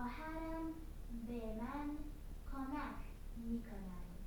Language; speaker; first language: Persian; non-native, learner; Russian